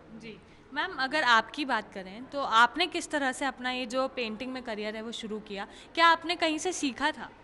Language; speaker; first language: Hindi; native; Hindi